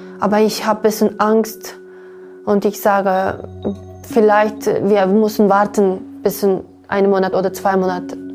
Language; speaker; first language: German; non-native, learner; Uyghur